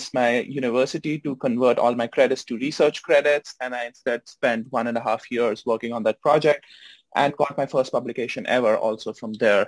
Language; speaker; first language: English; non-native, local second language; Hindi